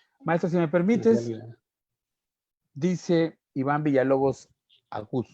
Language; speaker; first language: Spanish; native; Spanish